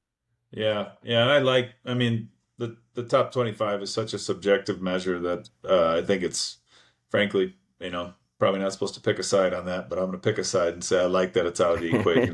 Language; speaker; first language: English; native; English